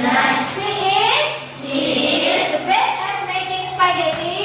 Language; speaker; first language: English; non-native, learner; Indonesian